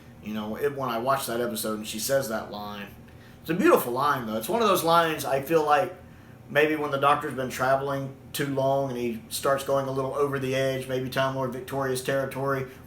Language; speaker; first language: English; native; English